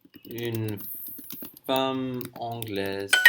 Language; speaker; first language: French; non-native, learner; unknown